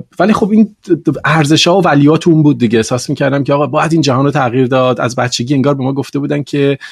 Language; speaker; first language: Persian; non-native, local second language; Kurdish